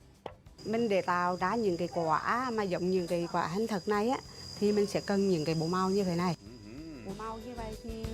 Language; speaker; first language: Vietnamese; native; Vietnamese